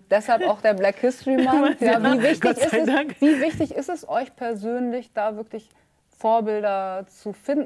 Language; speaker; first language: German; native; German